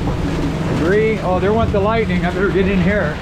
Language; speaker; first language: English; native; English